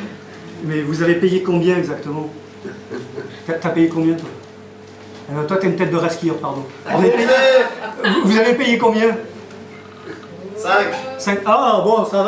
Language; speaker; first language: French; native; French